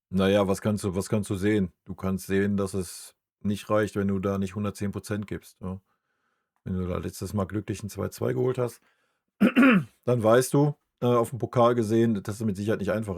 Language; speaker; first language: German; native; German